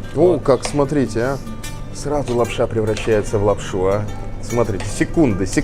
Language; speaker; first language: Russian; native; Russian